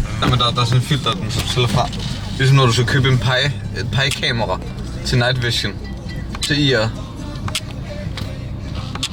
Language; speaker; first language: Danish; native; Danish